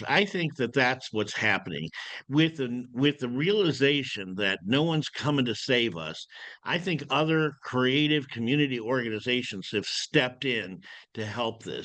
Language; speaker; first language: English; native; English